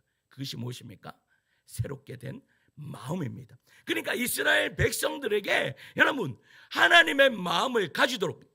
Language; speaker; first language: Korean; native; Korean